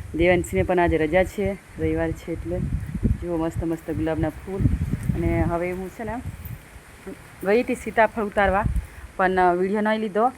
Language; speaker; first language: Gujarati; non-native, local second language; Rathawi